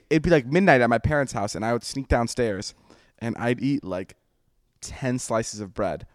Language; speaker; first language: English; early bilingual, other home language; Slovak